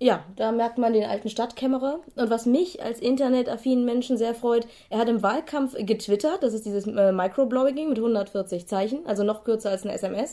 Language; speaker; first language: German; native; German